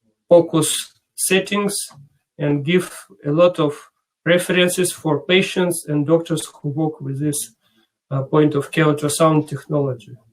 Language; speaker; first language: English; non-native, learner; Russian